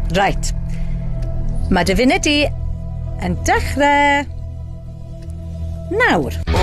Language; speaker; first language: Welsh; native; Welsh